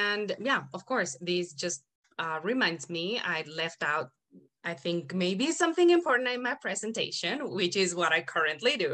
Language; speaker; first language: English; non-native, fluent; Spanish